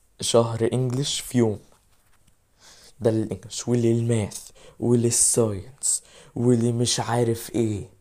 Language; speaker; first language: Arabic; native; Arabic